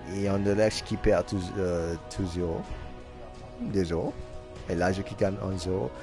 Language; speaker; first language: French; non-native, fluent; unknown